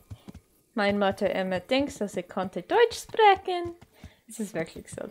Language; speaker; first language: German; non-native, learner; Dutch